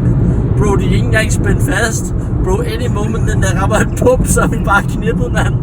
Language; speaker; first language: Danish; native; Danish